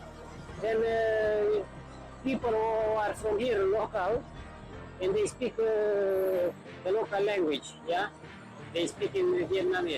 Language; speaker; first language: English; non-native, learner; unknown